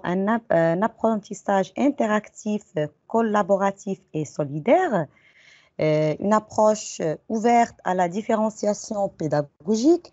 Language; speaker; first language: French; non-native, local second language; Arabic